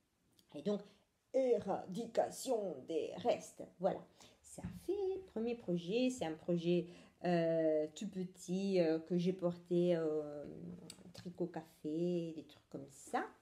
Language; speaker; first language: French; non-native, fluent; Italian